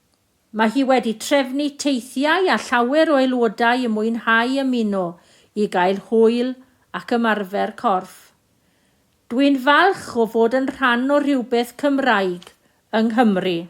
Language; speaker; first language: Welsh; non-native, local second language; English